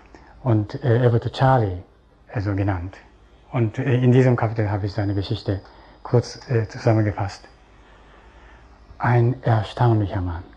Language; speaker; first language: German; non-native, fluent; Japanese